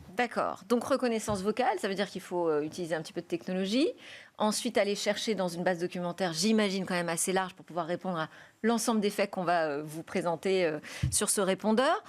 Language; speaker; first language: French; native; French